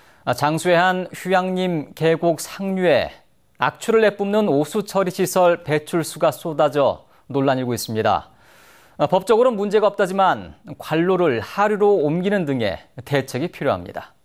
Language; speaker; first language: Korean; native; Korean